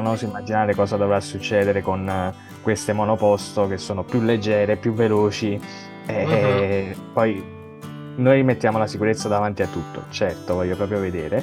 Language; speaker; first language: Italian; native; Italian